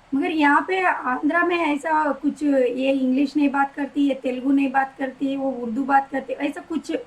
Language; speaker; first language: Hindi; non-native, local second language; Telugu